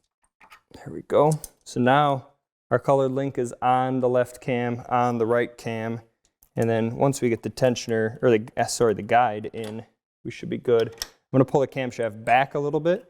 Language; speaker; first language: English; native; English